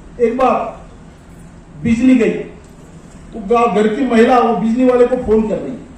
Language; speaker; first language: Hindi; non-native, local second language; Marwari